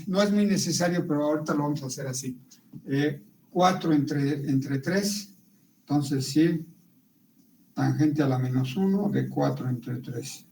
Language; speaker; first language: Spanish; native; Spanish